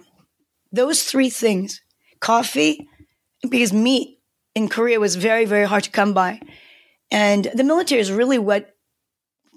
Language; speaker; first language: English; non-native, fluent; Korean